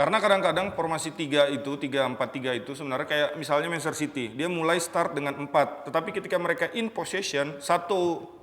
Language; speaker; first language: Indonesian; native; Indonesian